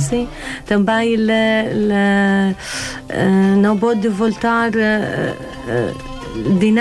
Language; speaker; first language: Portuguese; non-native, learner; Arabic